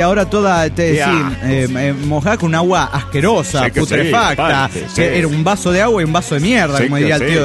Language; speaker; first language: Spanish; native; Spanish